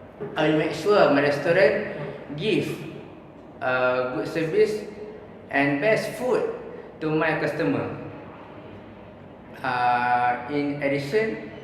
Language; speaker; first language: English; non-native, learner; Malay